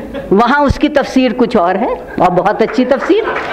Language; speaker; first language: Urdu; native; Urdu